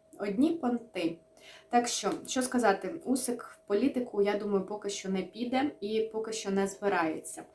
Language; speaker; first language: Ukrainian; non-native, local second language; Russian